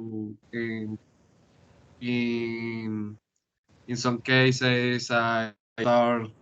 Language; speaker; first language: English; non-native, learner; Spanish